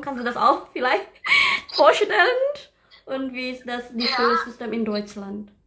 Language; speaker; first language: German; non-native, learner; Indonesian